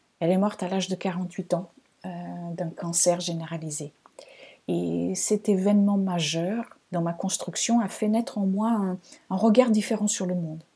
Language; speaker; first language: French; non-native, fluent; Portuguese